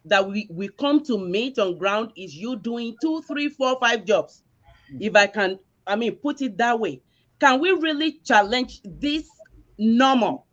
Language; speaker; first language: English; non-native, local second language; Yoruba